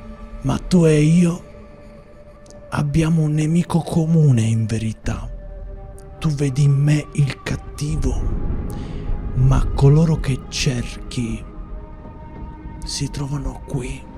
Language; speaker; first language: Italian; native; Italian